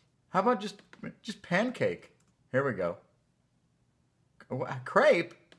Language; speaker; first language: English; native; English